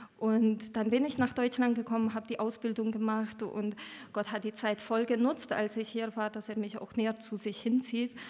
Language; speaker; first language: German; early bilingual, other home language; Romanian